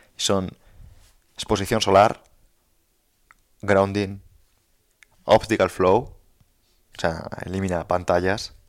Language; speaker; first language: Spanish; native; Spanish